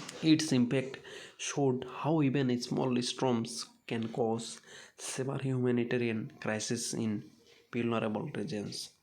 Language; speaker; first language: English; non-native, local second language; Bangla